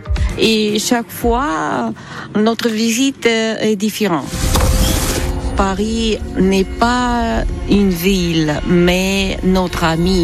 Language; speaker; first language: French; non-native, fluent; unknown